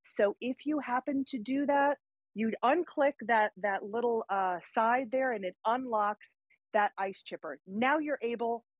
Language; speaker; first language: English; native; English